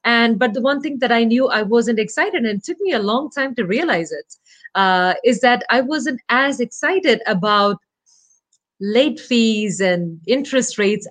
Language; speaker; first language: English; non-native, local second language; Malayalam